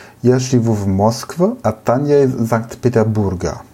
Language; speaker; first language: Russian; non-native, learner; German